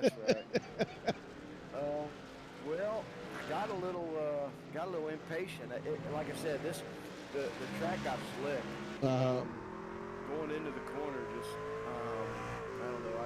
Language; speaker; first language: English; native; English